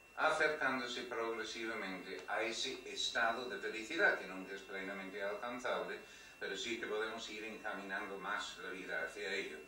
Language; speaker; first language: Spanish; non-native, fluent; English